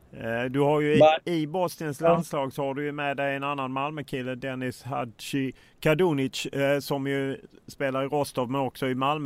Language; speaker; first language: Swedish; native; Swedish